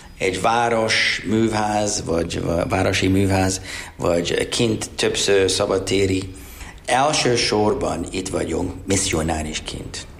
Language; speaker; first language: Hungarian; non-native, learner; English